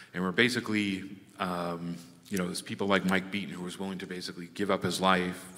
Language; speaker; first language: English; native; English